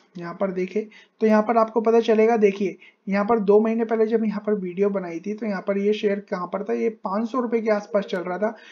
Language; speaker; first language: Hindi; native; Hindi